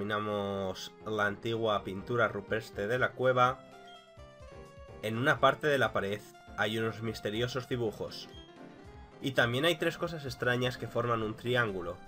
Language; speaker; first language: Spanish; native; Spanish